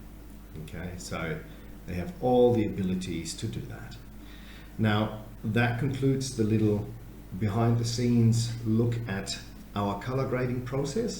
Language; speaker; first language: English; native; English